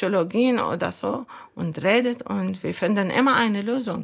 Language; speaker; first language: German; non-native, learner; Arabic